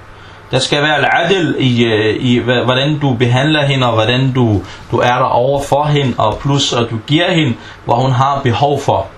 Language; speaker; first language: Danish; non-native, fluent; Arabic